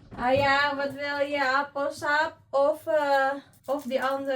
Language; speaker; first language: Dutch; non-native, learner; Filipino